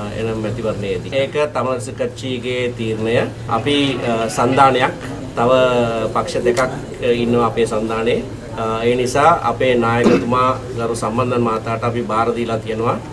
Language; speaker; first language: Sinhala; non-native, local second language; Tamil